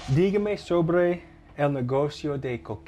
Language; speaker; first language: Spanish; non-native, learner; English